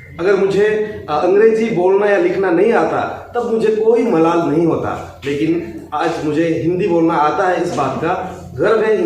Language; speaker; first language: Hindi; non-native, local second language; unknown